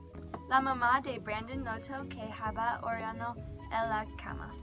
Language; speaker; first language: Spanish; non-native, learner; English